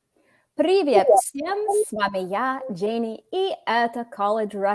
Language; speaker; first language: Russian; non-native, fluent; English